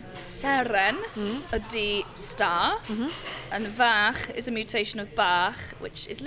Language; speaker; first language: English; native; English